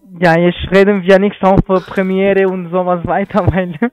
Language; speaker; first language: German; non-native, learner; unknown